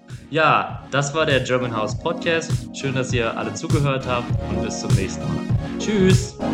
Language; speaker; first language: German; native; German